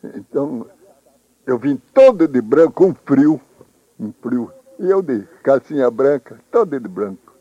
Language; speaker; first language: Portuguese; native; Portuguese